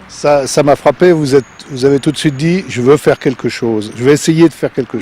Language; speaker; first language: French; native; French